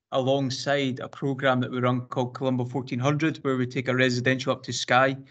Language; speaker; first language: English; native; English